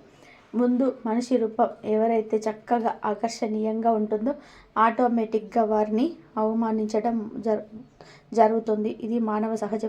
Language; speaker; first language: Telugu; native; Telugu